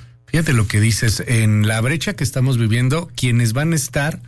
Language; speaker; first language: Spanish; native; Spanish